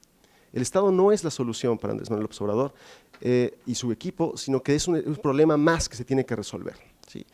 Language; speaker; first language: Spanish; native; Spanish